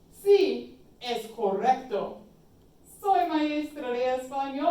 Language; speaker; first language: Spanish; non-native, fluent; English